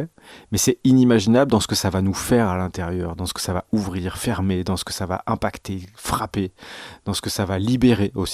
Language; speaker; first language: French; native; French